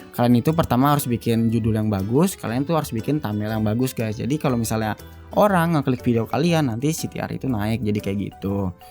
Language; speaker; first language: Indonesian; native; Indonesian